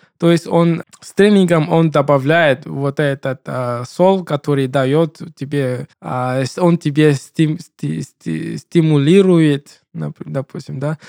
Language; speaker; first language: Russian; non-native, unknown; English